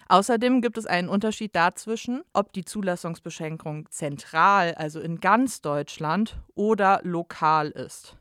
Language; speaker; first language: German; native; German